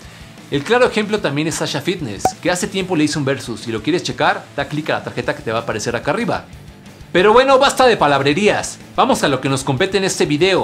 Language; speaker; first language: Spanish; native; Spanish